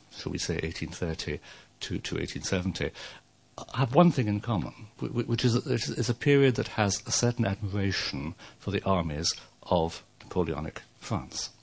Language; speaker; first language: English; native; English